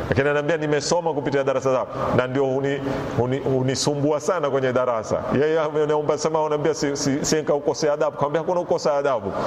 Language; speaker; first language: Swahili; native; Swahili